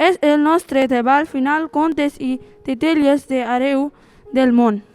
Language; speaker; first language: Catalan; non-native, learner; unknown